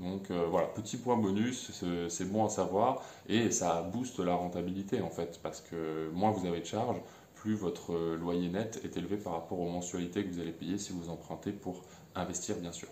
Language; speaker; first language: French; native; French